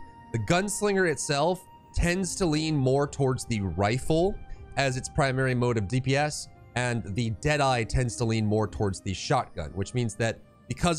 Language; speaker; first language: English; native; English